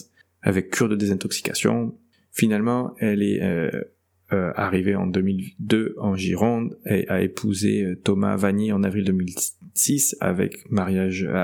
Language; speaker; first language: French; native; French